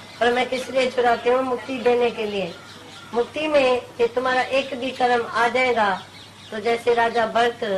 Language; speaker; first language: Hindi; non-native, local second language; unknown